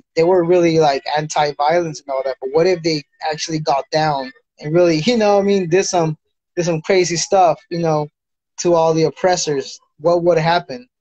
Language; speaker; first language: English; native; English